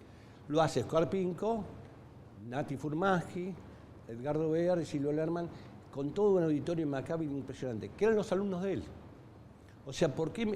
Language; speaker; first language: Spanish; native; Spanish